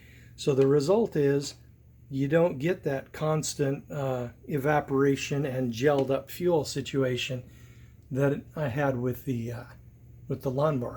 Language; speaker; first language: English; native; English